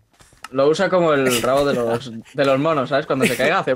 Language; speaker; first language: Spanish; native; Spanish